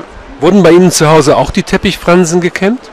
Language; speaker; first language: German; native; German